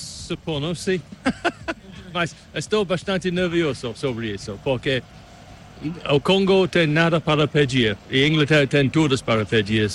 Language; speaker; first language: Portuguese; non-native, learner; English